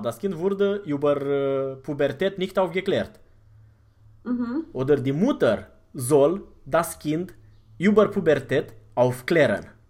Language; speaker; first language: German; non-native, fluent; Romanian